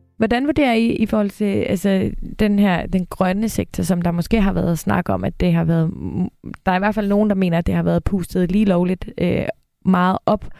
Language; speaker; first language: Danish; native; Danish